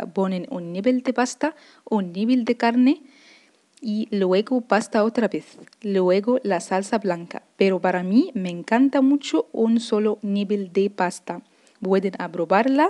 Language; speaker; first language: Spanish; non-native, fluent; Arabic